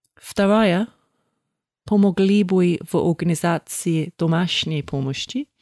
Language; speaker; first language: Russian; non-native, fluent; English